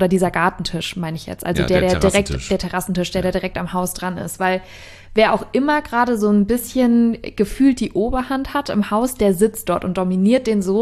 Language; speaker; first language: German; native; German